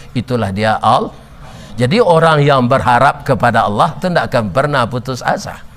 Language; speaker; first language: Malay; non-native, local second language; Minangkabau